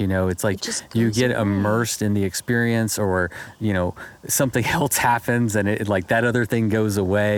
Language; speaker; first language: English; native; English